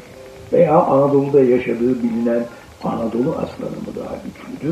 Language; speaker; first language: Turkish; native; Turkish